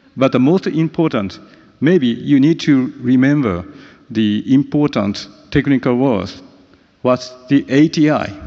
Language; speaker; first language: English; non-native, fluent; Japanese